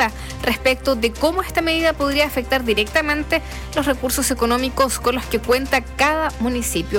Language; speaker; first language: Spanish; native; Spanish